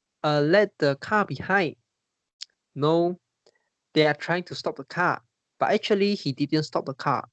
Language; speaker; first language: English; non-native, learner; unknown